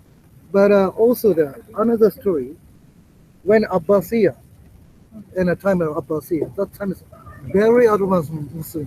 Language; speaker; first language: English; non-native, learner; Japanese